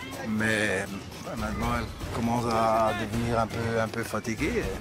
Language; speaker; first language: French; non-native, local second language; Dutch